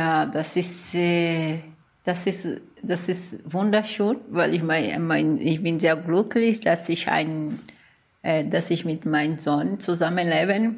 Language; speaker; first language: German; non-native, learner; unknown